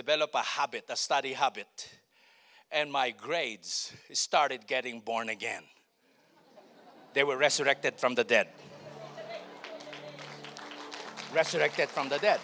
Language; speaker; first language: English; non-native, local second language; Filipino